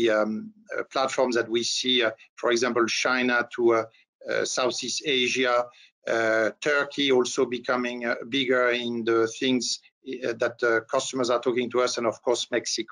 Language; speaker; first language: English; non-native, fluent; French